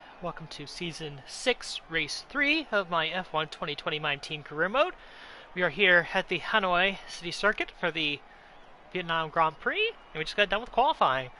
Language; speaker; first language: English; native; English